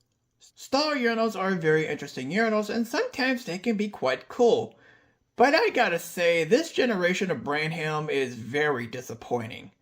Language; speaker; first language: English; native; English